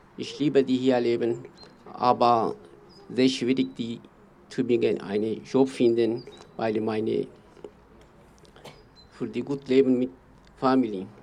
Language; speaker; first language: German; non-native, learner; Kurdish